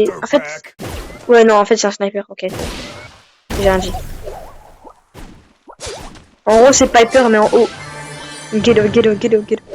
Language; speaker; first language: French; native; French